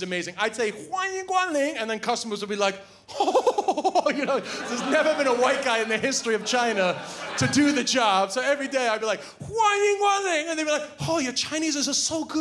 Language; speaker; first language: English; native; English